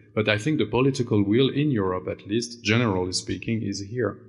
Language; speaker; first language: English; non-native, fluent; German